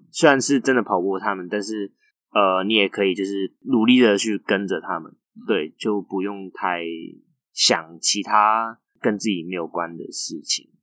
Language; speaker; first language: Chinese; non-native, fluent; Cantonese